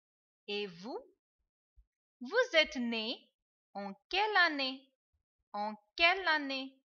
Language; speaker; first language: French; non-native, fluent; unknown